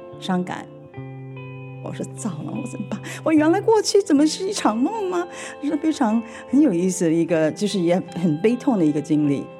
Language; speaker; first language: Chinese; early bilingual, heritage; Chinese